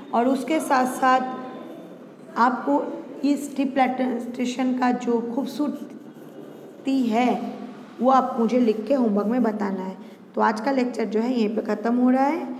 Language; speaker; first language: Hindi; non-native, local second language; Gujarati